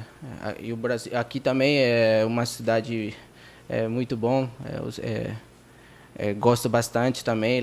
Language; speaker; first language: Portuguese; non-native, fluent; Spanish